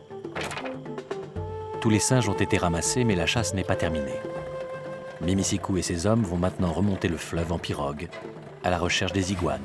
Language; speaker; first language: French; native; French